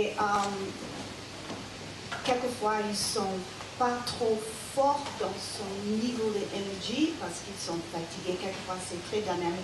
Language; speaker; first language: French; non-native, learner; English